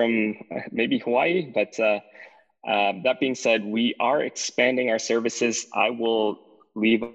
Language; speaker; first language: English; native; English